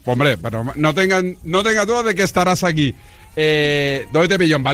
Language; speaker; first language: Spanish; native; Spanish